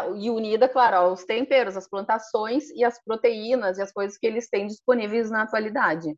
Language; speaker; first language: Portuguese; native; Portuguese